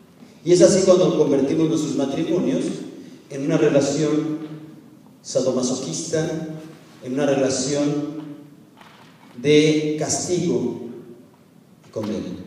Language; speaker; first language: Spanish; native; Spanish